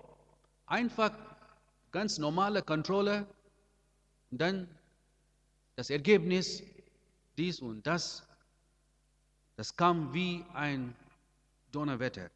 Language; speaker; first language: German; non-native, learner; Amharic